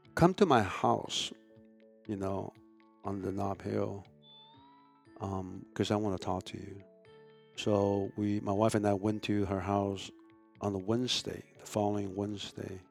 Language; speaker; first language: English; early bilingual, other home language; Chinese